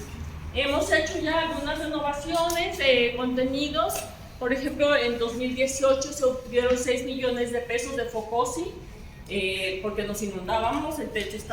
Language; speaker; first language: Spanish; native; Spanish